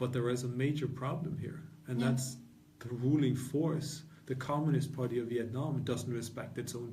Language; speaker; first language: English; non-native, fluent; Norwegian